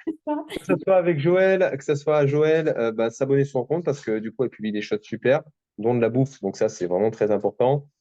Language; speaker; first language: French; native; French